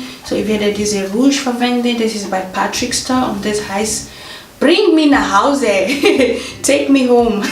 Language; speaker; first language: German; non-native, fluent; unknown